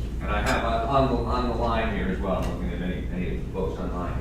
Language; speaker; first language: English; native; English